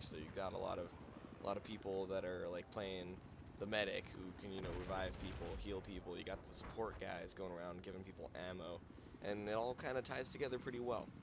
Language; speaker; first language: English; native; English